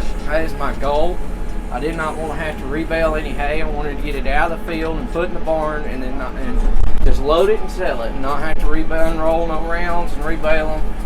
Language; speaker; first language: English; native; English